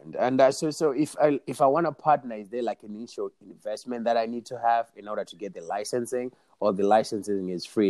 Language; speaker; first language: English; non-native, local second language; Shona